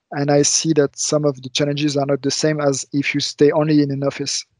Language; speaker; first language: English; non-native, fluent; French